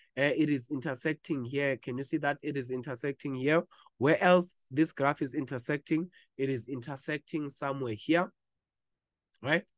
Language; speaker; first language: English; non-native, local second language; Zulu